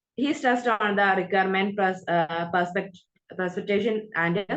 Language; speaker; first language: English; non-native, local second language; Malayalam